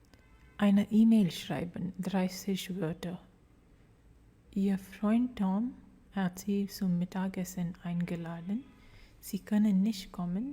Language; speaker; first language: German; non-native, fluent; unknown